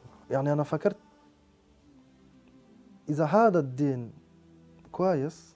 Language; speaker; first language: Arabic; non-native, fluent; French